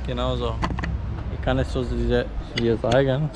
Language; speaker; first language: German; non-native, learner; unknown